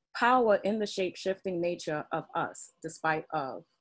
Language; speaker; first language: English; native; English